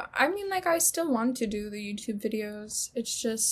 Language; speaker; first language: English; early bilingual, other home language; Russian